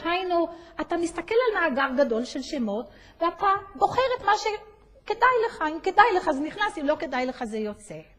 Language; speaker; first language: Hebrew; native; Hebrew